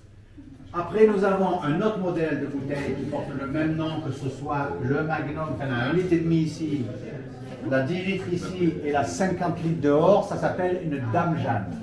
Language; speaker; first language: French; native; French